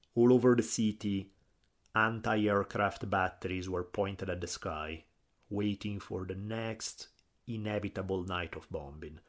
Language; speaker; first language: English; non-native, fluent; Italian